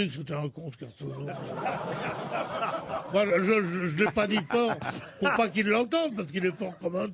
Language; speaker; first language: French; native; French